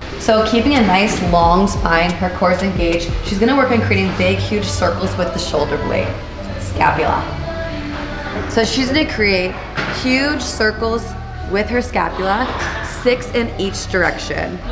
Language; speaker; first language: English; native; English